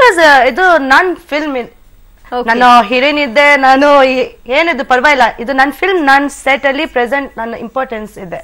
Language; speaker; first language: Kannada; non-native, local second language; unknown